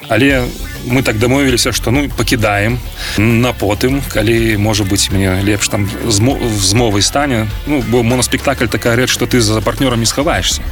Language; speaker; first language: Belarusian; non-native, local second language; Russian